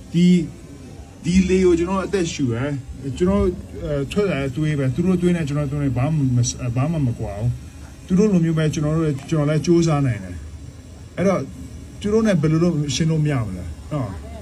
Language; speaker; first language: Burmese; non-native, local second language; Kachin